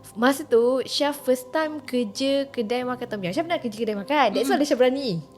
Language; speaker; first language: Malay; native; Malay